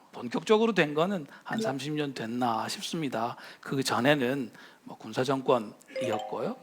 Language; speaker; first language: Korean; native; Korean